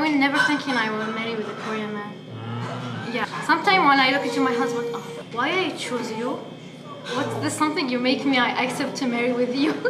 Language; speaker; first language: English; non-native, learner; Arabic